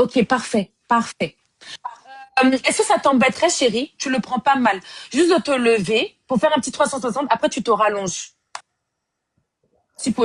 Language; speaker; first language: French; native; French